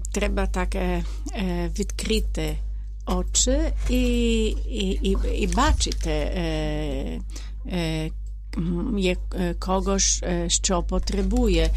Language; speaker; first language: Ukrainian; non-native, learner; Polish